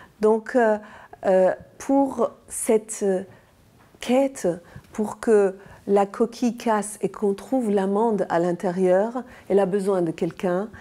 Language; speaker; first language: French; non-native, fluent; Persian